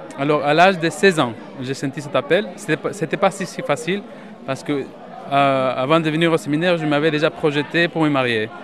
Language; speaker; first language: French; non-native, fluent; Spanish